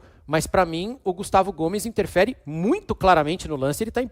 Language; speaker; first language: Portuguese; native; Portuguese